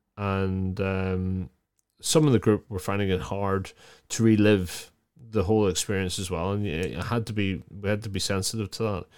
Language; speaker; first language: English; native; English